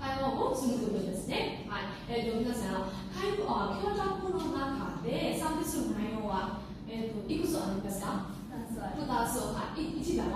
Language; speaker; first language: Japanese; non-native, learner; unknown